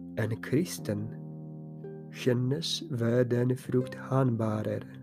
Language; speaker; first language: Norwegian; non-native, fluent; Polish